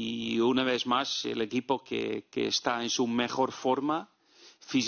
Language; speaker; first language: Spanish; non-native, fluent; Dutch